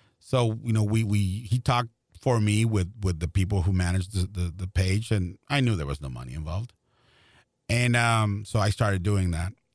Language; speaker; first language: English; non-native, fluent; Spanish